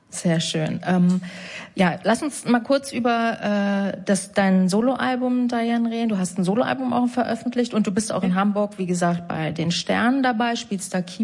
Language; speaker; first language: German; native; German